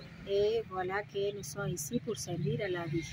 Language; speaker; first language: French; non-native, fluent; Spanish